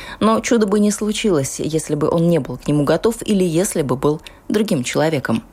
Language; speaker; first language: Russian; native; Russian